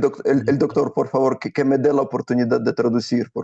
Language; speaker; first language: Spanish; non-native, fluent; Russian